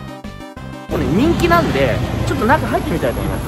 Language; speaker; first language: Japanese; native; Japanese